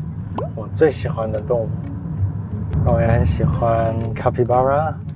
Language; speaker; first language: Chinese; early bilingual, heritage; Chinese